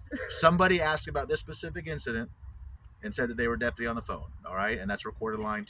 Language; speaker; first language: English; native; English